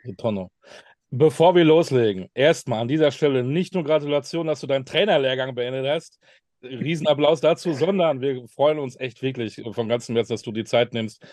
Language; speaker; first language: German; native; German